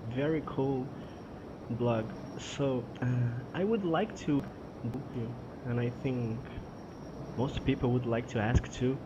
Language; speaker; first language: English; non-native, fluent; Portuguese